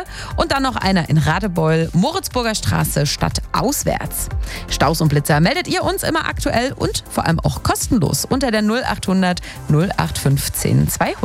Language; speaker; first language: German; native; German